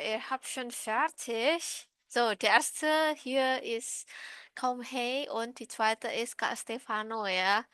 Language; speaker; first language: German; non-native, learner; Indonesian